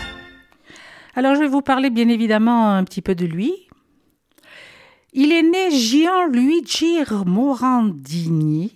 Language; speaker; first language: French; native; French